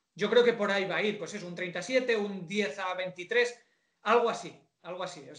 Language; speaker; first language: Spanish; native; Spanish